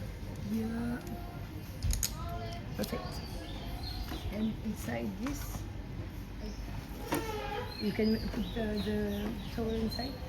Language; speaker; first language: English; non-native, learner; French